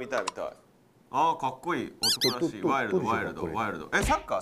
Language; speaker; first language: Japanese; native; Japanese